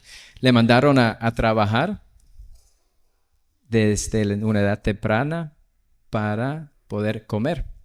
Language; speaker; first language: Spanish; non-native, fluent; English